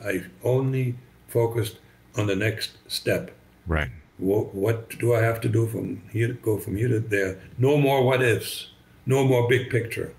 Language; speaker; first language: English; non-native, fluent; German